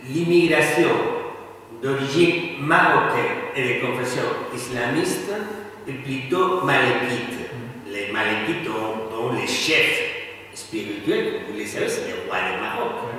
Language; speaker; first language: French; non-native, fluent; Spanish